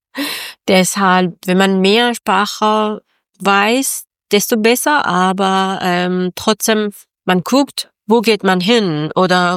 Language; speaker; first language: German; non-native, learner; Persian